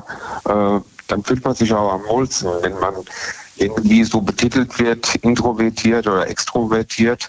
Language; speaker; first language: German; native; German